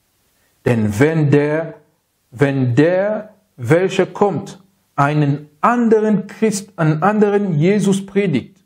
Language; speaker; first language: German; non-native, fluent; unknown